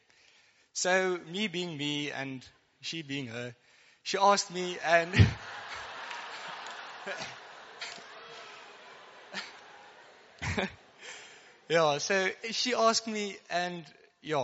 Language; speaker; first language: English; non-native, local second language; Afrikaans